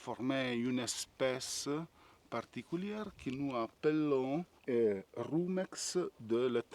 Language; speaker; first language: French; non-native, learner; Italian